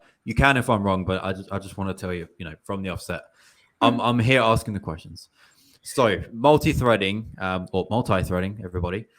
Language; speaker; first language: English; native; English